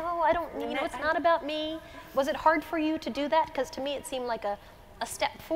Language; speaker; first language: English; native; English